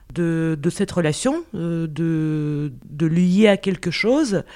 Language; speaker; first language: French; non-native, fluent; Russian